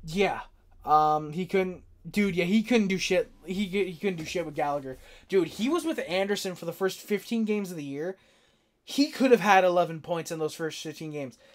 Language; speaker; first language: English; native; English